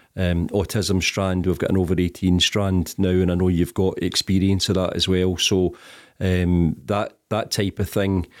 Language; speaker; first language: English; native; English